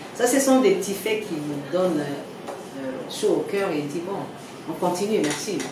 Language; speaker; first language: French; non-native, local second language; Lingala